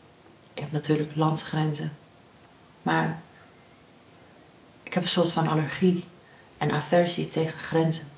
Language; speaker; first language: Dutch; early bilingual, other home language; Persian